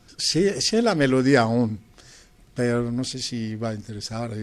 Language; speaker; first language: Spanish; non-native, fluent; Persian